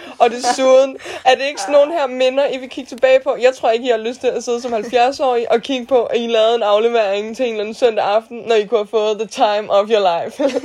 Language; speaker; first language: Danish; native; Danish